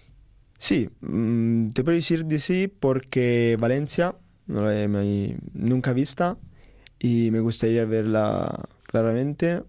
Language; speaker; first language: Spanish; non-native, learner; Italian